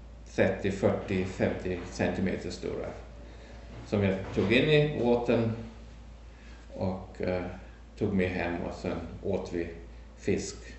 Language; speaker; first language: Swedish; early bilingual, heritage; German